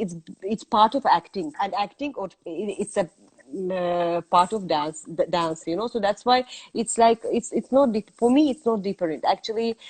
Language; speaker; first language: English; non-native, learner; Azerbaijani